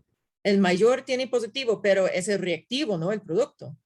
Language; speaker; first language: Spanish; non-native, fluent; English